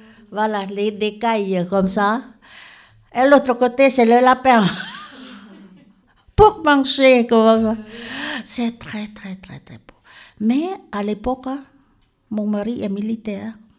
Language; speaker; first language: French; non-native, learner; Lao